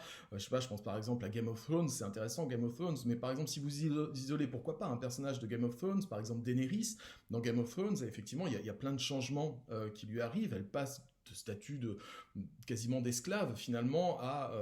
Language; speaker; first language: French; native; French